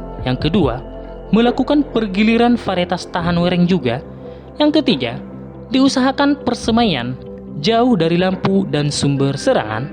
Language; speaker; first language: Indonesian; native; Indonesian